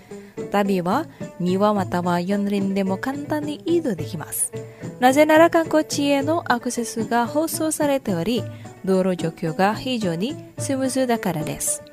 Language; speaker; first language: Japanese; non-native, fluent; Indonesian